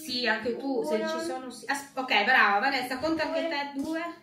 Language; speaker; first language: Italian; native; Italian